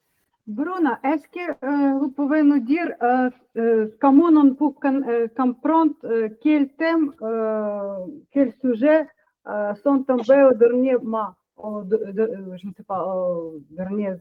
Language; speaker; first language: French; non-native, fluent; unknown